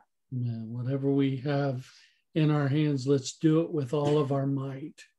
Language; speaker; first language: English; native; English